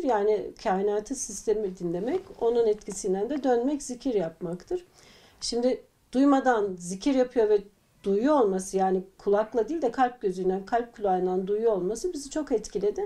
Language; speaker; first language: Turkish; native; Turkish